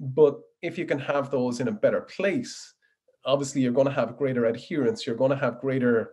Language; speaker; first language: English; native; English